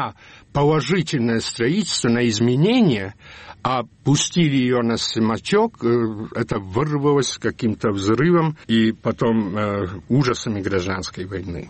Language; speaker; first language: Russian; early bilingual, heritage; Russian